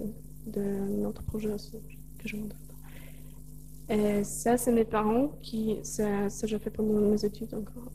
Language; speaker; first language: French; non-native, learner; Polish